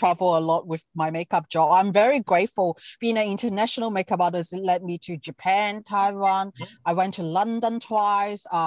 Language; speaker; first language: English; non-native, local second language; Cantonese